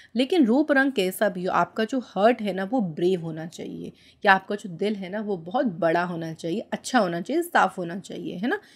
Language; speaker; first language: Hindi; native; Hindi